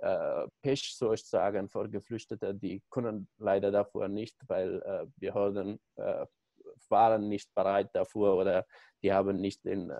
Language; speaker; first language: German; non-native, learner; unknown